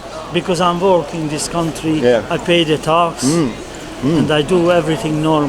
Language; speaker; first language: English; non-native, learner; Hungarian